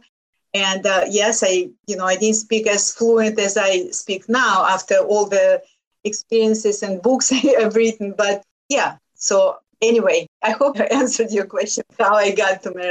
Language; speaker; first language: English; non-native, fluent; Lithuanian